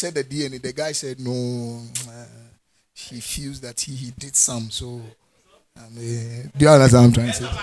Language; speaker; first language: English; non-native, local second language; Akan